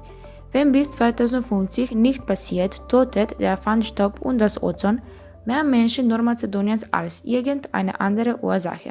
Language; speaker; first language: German; non-native, learner; Macedonian